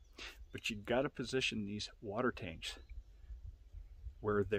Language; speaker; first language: English; native; English